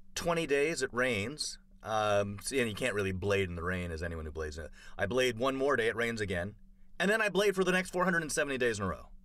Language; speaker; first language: English; native; English